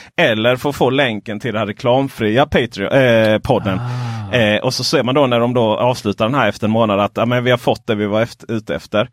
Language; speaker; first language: Swedish; native; Swedish